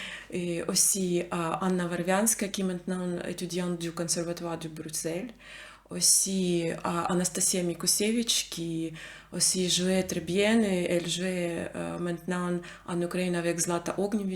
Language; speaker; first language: French; non-native, learner; Ukrainian